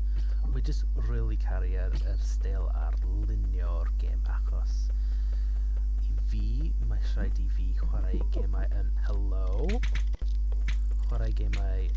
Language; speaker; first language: Welsh; non-native, learner; English